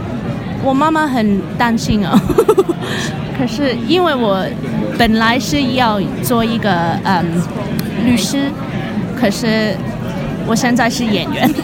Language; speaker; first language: Chinese; non-native, local second language; Cantonese